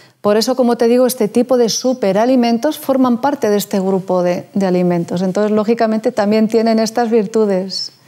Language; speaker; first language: Spanish; native; Spanish